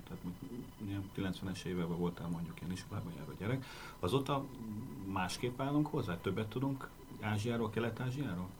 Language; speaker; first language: Hungarian; native; Hungarian